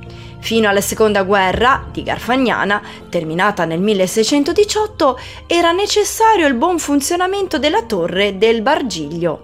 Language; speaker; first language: Italian; native; Italian